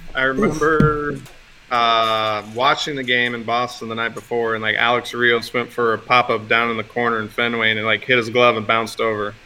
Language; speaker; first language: English; native; English